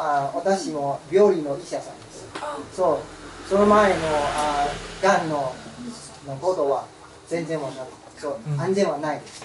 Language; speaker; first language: Japanese; non-native, learner; Chinese